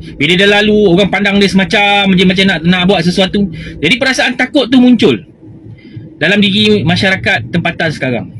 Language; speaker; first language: Malay; native; Malay